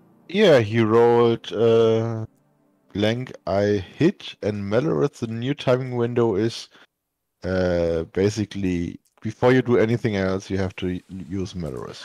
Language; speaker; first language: English; non-native, fluent; German